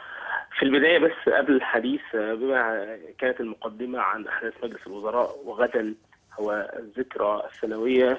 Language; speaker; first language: Arabic; native; Arabic